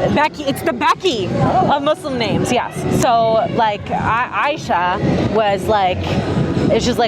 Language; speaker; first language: English; early bilingual, other home language; Urdu